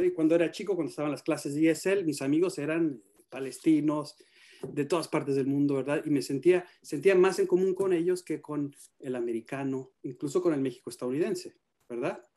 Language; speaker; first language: Spanish; native; Spanish